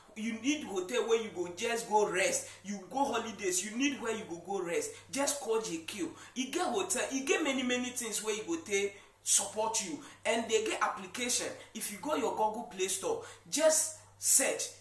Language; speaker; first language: Nigerian Pidgin; non-native, fluent; Akan